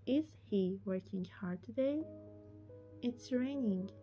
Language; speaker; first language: English; non-native, fluent; Persian